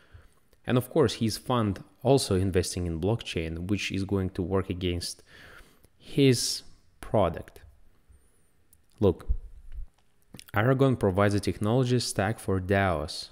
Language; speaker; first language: English; non-native, fluent; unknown